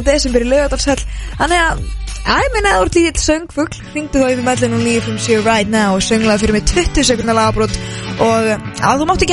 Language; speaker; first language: Icelandic; native; Icelandic